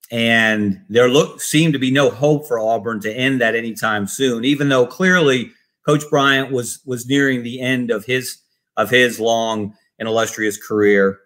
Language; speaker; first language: English; native; English